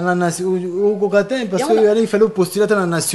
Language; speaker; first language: French; non-native, local second language; Lingala